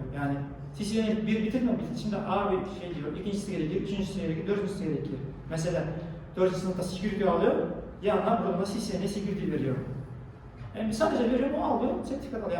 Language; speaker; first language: Turkish; non-native, learner; Kazakh